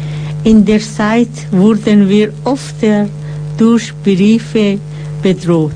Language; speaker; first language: German; non-native, fluent; Persian